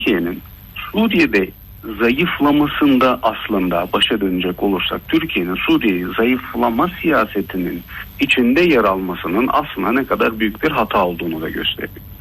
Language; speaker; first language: Turkish; early bilingual, heritage; Turkish